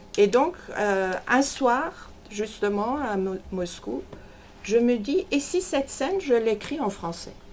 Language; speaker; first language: French; non-native, fluent; Persian